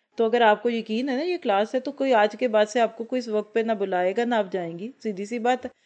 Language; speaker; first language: Urdu; native; Urdu